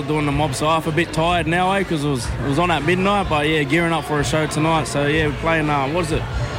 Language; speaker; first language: English; native; English